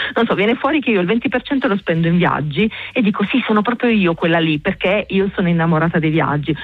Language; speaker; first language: Italian; native; Italian